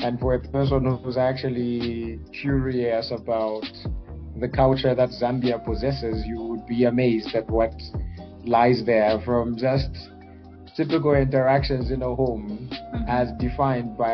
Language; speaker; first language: English; non-native, local second language; Bemba